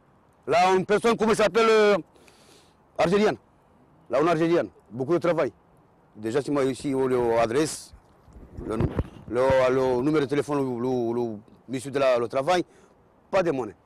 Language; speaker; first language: French; non-native, learner; Romanian